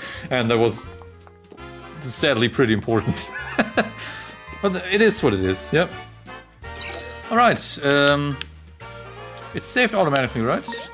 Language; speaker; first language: English; non-native, fluent; German